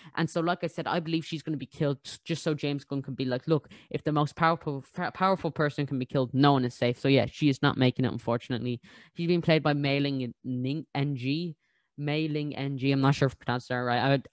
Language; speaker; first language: English; native; English